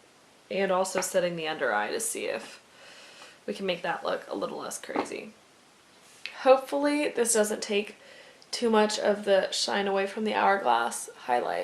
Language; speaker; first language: English; native; English